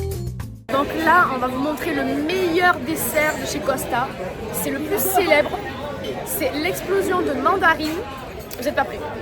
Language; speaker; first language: French; native; French